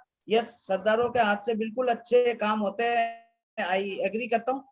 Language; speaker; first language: Hindi; native; Hindi